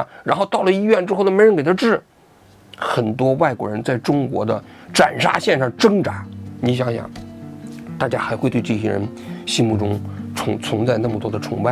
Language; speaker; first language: Chinese; native; Chinese